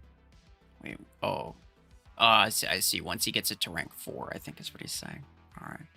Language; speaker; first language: English; native; English